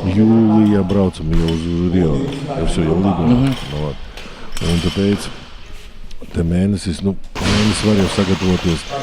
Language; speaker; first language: Latvian; non-native, local second language; Russian